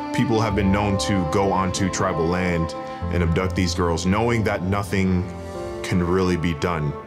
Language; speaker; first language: English; native; English